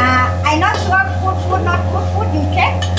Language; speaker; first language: English; non-native, learner; Lao